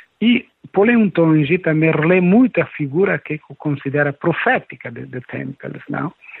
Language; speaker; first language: Portuguese; non-native, local second language; Upper Guinea Crioulo